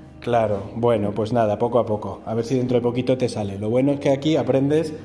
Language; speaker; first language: Spanish; native; Spanish